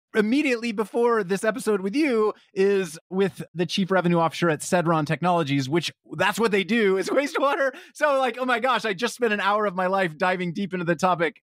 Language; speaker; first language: English; native; English